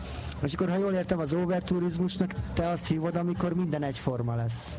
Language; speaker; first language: Hungarian; native; Hungarian